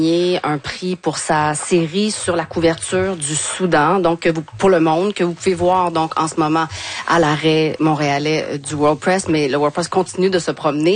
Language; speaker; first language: French; native; French